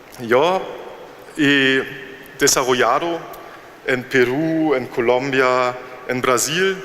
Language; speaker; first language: Spanish; non-native, learner; German